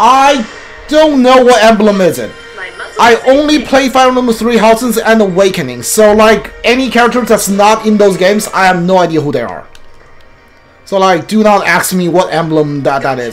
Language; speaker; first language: English; native; English